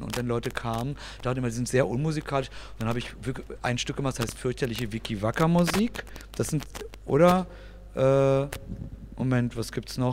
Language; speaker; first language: German; native; German